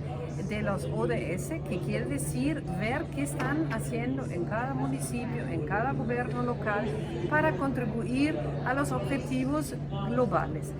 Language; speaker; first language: Spanish; non-native, fluent; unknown